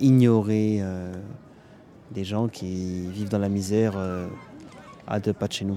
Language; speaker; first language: French; native; French